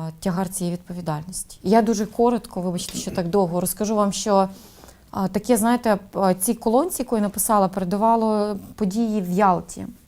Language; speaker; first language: Ukrainian; non-native, local second language; Russian